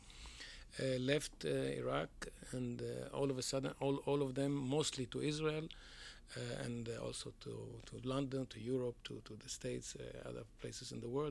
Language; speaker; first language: English; non-native, fluent; Arabic